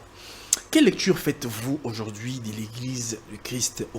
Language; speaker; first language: French; non-native, local second language; Lingala